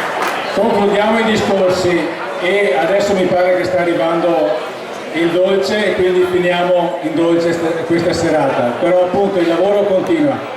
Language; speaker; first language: Italian; native; Italian